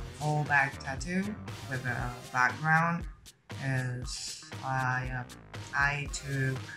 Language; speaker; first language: English; non-native, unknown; Japanese